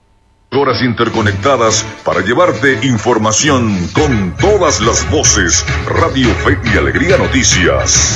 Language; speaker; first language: Spanish; native; Spanish